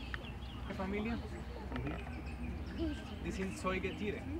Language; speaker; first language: German; non-native, learner; Spanish